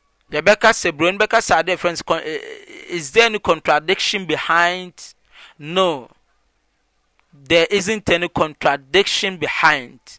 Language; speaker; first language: English; non-native, local second language; Akan